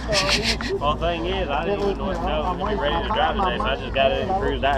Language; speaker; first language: English; native; English